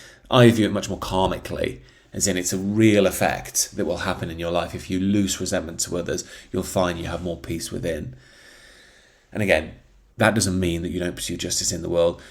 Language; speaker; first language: English; native; English